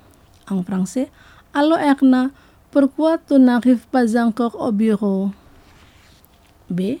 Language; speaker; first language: French; non-native, fluent; Indonesian